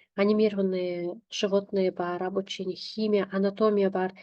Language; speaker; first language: Russian; non-native, local second language; Kazakh